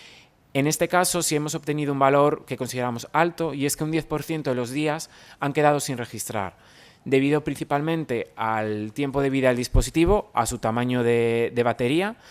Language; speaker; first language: Spanish; native; Spanish